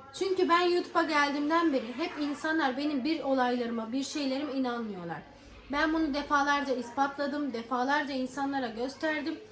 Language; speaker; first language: Turkish; native; Turkish